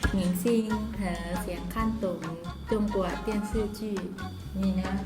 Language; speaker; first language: Chinese; non-native, learner; Lao